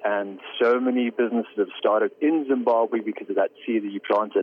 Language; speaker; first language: English; native; English